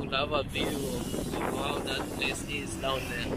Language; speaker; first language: English; non-native, local second language; Swahili